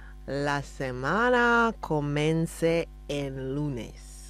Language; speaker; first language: Spanish; non-native, learner; English